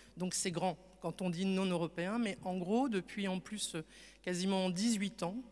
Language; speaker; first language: French; native; French